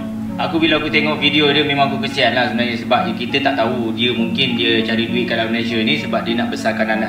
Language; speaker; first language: Malay; native; Malay